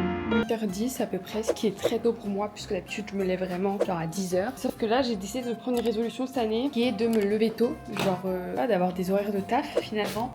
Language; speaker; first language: French; native; French